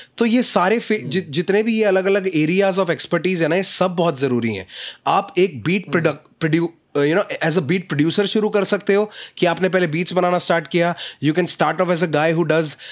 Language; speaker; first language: Hindi; native; Hindi